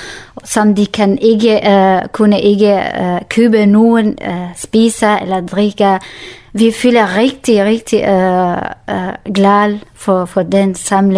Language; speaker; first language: Danish; non-native, learner; Kurdish